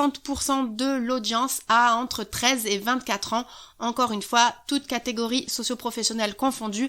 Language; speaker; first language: French; native; French